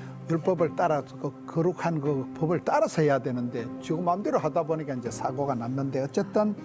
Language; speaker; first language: Korean; native; Korean